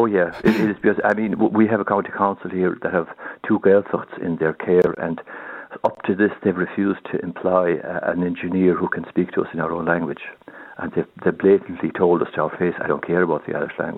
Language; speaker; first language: English; non-native, local second language; Irish